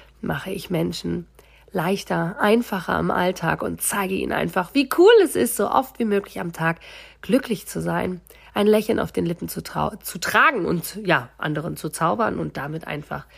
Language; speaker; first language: German; native; German